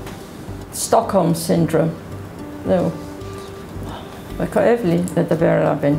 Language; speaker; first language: Hebrew; non-native, fluent; English